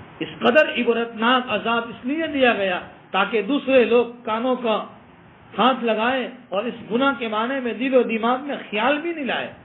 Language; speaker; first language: Urdu; non-native, local second language; Gujarati